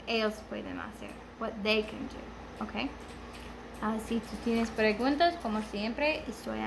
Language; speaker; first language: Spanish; non-native, learner; English